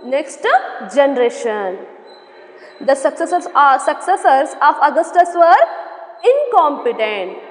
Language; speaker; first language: English; non-native, local second language; Kannada